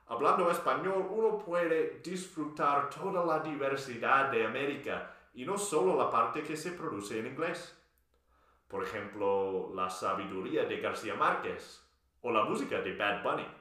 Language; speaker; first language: Spanish; non-native, fluent; English